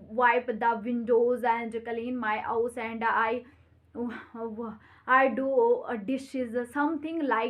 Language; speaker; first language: English; non-native, learner; Hindi